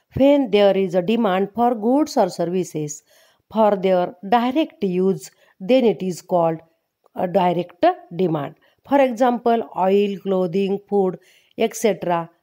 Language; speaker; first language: English; non-native, local second language; Marathi